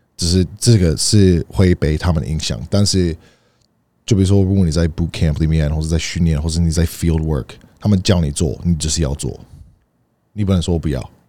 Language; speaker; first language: Chinese; early bilingual, heritage; Chinese